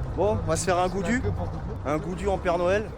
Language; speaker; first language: French; native; French